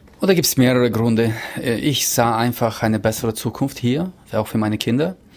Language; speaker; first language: German; early bilingual, heritage; German